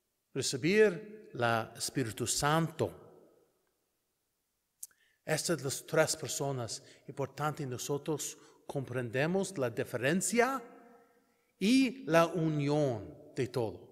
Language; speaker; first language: Spanish; non-native, learner; English